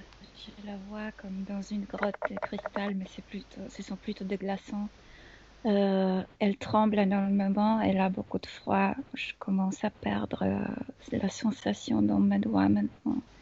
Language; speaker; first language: French; non-native, fluent; Spanish